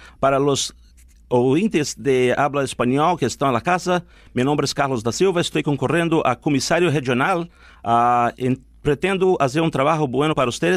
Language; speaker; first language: Portuguese; native; Portuguese